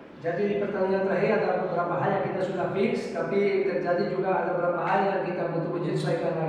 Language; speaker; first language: Indonesian; non-native, fluent; Portuguese